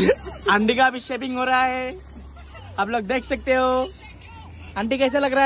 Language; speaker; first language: Hindi; non-native, local second language; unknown